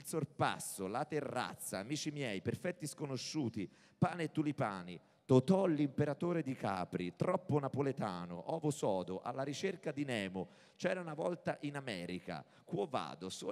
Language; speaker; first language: Italian; native; Italian